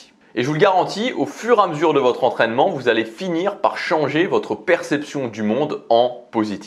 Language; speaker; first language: French; native; French